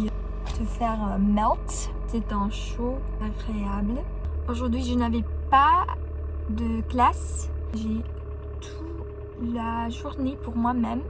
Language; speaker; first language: French; non-native, learner; Spanish